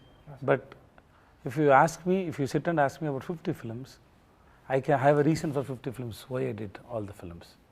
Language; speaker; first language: Telugu; non-native, learner; Tamil